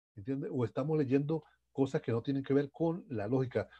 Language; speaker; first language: Spanish; native; Spanish